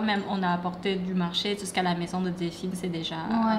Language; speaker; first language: French; non-native, fluent; Thai